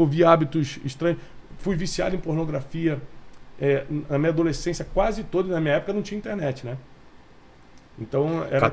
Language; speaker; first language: Portuguese; native; Portuguese